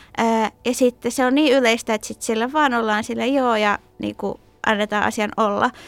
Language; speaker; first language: Finnish; early bilingual, other home language; Persian